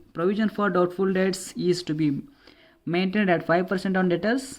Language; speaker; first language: English; non-native, local second language; Kannada